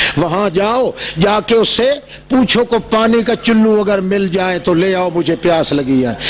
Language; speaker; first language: Urdu; non-native, local second language; Saraiki